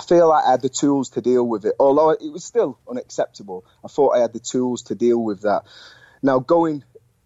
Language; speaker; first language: English; native; English